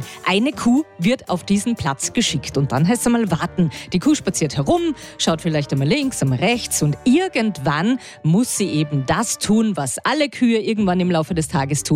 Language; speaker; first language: German; native; German